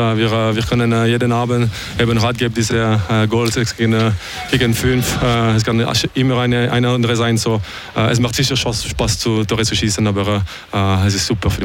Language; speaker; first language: German; non-native, local second language; French